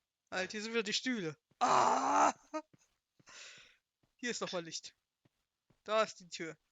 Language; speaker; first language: German; native; German